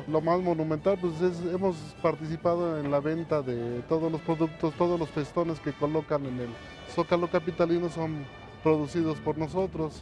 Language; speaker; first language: Spanish; native; Spanish